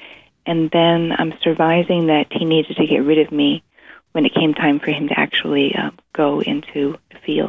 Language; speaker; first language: English; native; English